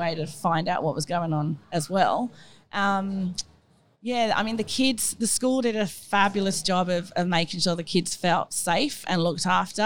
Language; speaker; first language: English; native; English